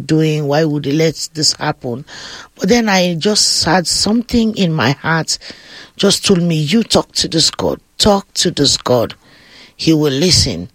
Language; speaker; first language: English; non-native, local second language; Krio